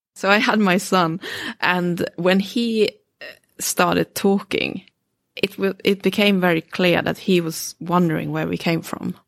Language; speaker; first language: English; early bilingual, other home language; Swedish